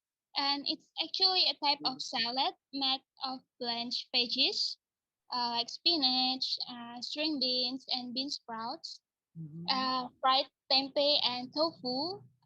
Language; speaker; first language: English; non-native, learner; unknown